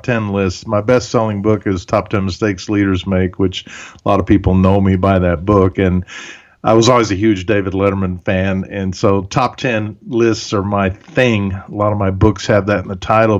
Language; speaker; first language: English; early bilingual, other home language; German